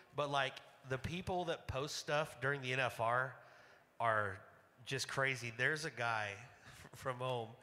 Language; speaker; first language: English; native; English